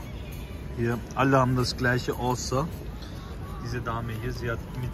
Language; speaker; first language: German; early bilingual, other home language; Turkish